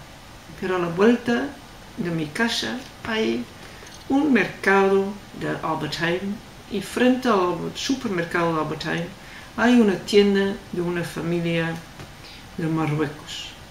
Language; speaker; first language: Spanish; non-native, fluent; Dutch